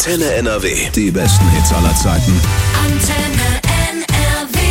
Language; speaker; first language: German; native; German